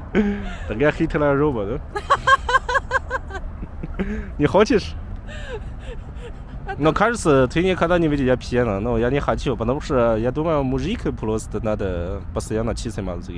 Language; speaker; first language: Russian; non-native, learner; Chinese